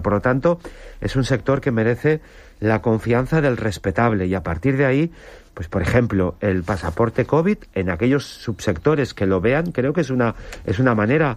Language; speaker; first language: Spanish; native; Spanish